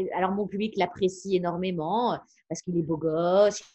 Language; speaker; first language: French; native; French